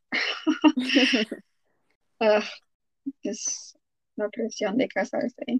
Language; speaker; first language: Spanish; non-native, fluent; English